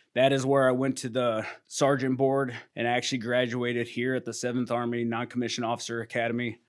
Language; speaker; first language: English; native; English